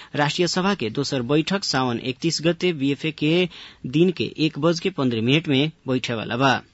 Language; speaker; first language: Bhojpuri; native; Bhojpuri